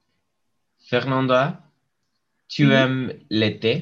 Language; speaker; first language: French; non-native, learner; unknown